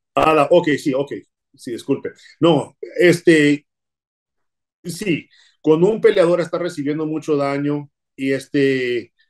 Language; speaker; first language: Spanish; early bilingual, heritage; Spanish